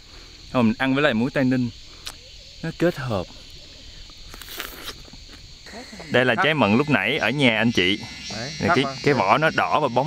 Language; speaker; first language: Vietnamese; native; Vietnamese